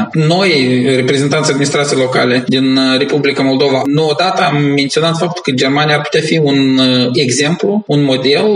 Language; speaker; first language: Romanian; native; Romanian